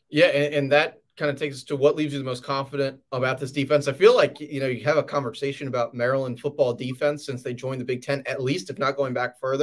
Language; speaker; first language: English; native; English